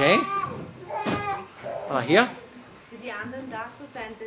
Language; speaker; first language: German; non-native, fluent; English